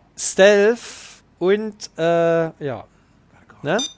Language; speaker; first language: German; native; German